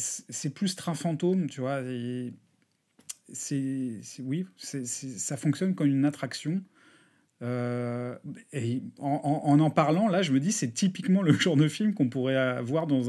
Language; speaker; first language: French; native; French